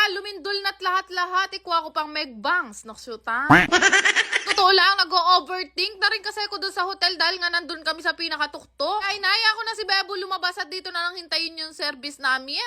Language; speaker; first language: Filipino; native; Filipino